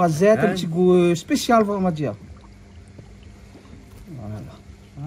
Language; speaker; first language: French; non-native, local second language; Réunion Creole French